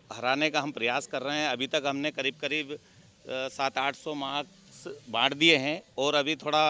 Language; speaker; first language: Hindi; native; Hindi